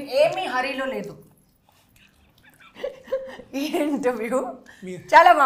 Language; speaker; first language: Telugu; non-native, learner; Hindi